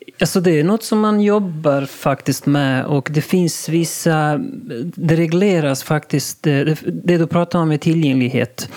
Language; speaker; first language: Swedish; non-native, local second language; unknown